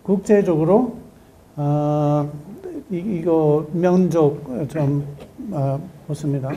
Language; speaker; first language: Korean; non-native, learner; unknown